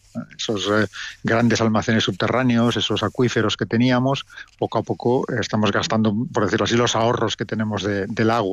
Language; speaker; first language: Spanish; native; Spanish